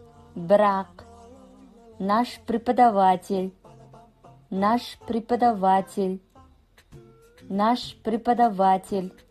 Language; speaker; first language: Russian; non-native, fluent; Kazakh